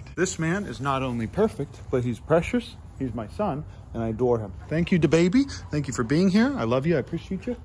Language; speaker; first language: English; native; English